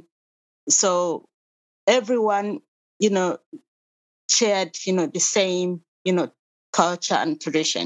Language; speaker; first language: English; non-native, local second language; Kinyarwanda